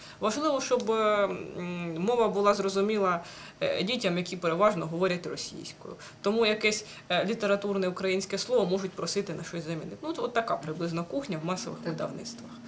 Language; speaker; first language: Ukrainian; native; Ukrainian